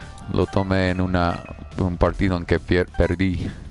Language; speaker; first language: Spanish; non-native, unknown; English